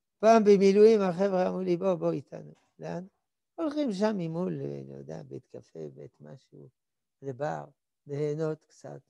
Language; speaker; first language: Hebrew; non-native, fluent; French